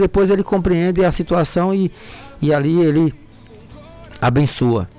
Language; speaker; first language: Portuguese; native; Portuguese